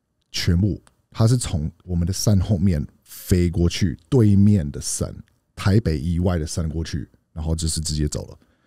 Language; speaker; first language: Chinese; non-native, fluent; English